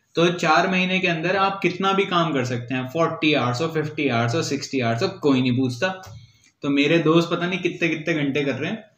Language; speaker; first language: Hindi; native; Hindi